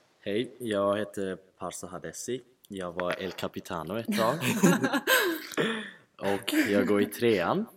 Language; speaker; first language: Swedish; non-native, fluent; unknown